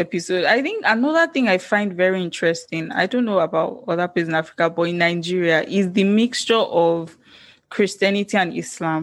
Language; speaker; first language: English; non-native, local second language; Yoruba